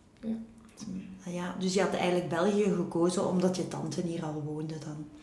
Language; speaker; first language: Dutch; native; Dutch